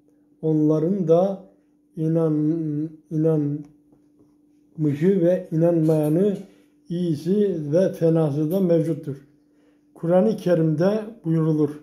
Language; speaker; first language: Turkish; native; Turkish